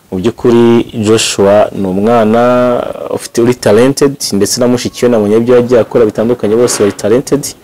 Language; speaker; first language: Kinyarwanda; native; Kinyarwanda